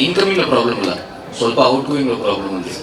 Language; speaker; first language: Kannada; non-native, learner; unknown